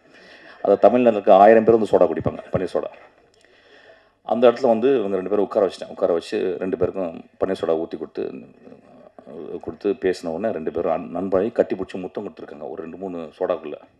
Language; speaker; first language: Tamil; native; Tamil